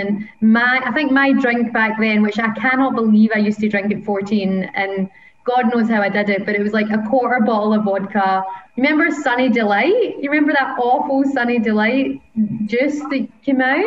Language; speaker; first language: English; native; English